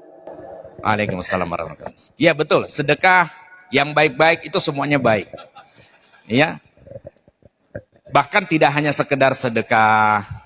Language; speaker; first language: Indonesian; native; Indonesian